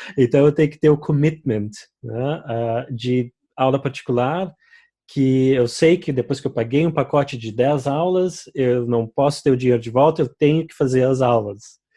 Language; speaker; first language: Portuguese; native; Portuguese